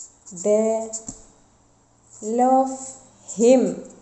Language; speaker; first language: English; non-native, fluent; Indonesian